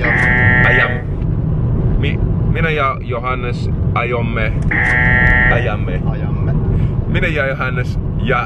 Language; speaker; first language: Finnish; non-native, learner; English